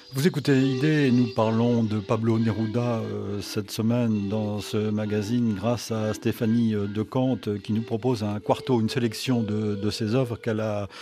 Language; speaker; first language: French; native; French